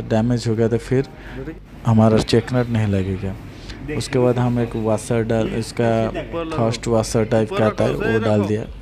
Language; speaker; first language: Hindi; non-native, local second language; Odia